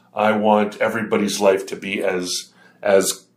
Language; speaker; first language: English; native; English